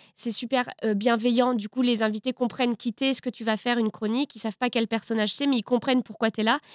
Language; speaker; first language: French; native; French